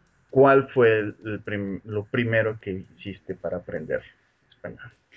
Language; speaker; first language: Spanish; native; Spanish